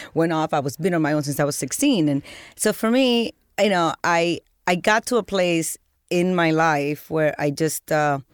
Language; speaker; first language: English; early bilingual, other home language; Spanish